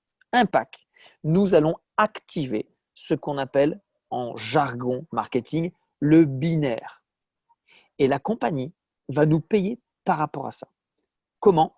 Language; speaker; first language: French; native; French